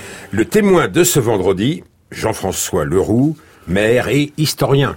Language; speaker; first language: French; native; French